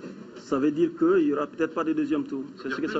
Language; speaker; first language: French; non-native, local second language; Bambara